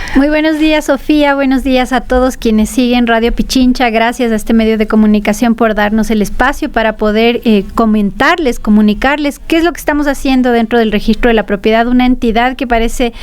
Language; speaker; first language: Spanish; native; Spanish